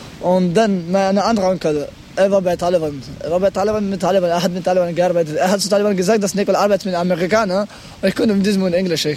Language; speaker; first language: German; non-native, learner; Pashto